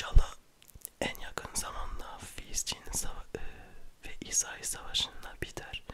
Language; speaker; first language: Turkish; early bilingual, heritage; French